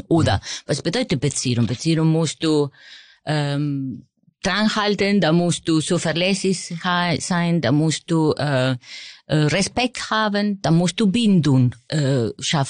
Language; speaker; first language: German; non-native, fluent; Spanish